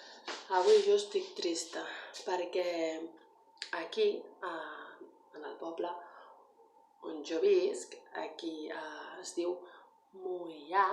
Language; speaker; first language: Catalan; non-native, learner; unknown